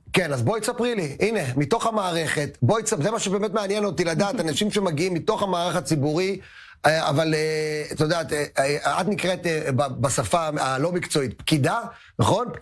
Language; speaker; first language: Hebrew; native; Hebrew